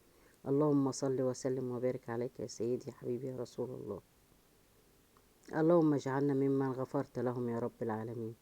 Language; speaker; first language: Arabic; native; Arabic